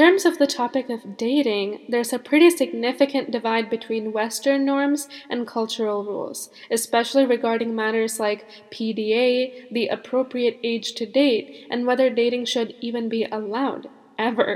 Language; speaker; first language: English; early bilingual, other home language; Malayalam